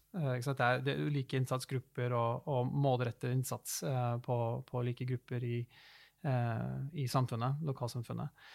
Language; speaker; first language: Norwegian; early bilingual, other home language; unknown